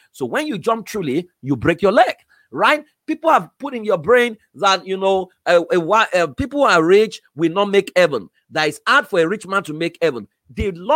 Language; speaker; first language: English; non-native, local second language; Yoruba